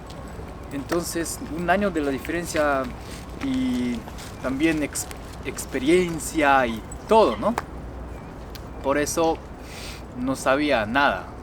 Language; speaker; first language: Spanish; non-native, fluent; Japanese